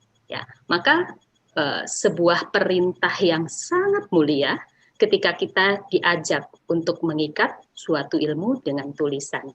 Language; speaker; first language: Indonesian; native; Indonesian